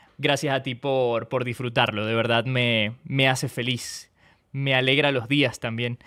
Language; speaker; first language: Spanish; native; Spanish